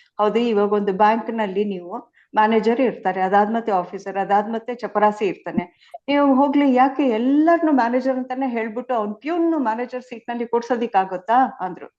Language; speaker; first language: Kannada; non-native, local second language; Tamil